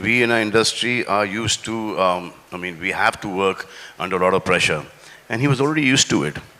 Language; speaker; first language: English; non-native, local second language; Hindi